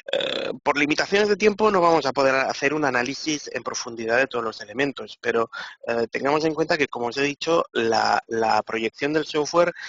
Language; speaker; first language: Spanish; native; Spanish